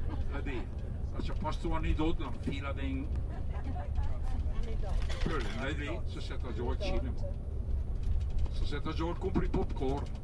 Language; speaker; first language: Italian; native; Italian